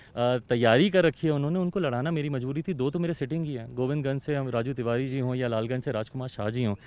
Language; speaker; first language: Hindi; native; Hindi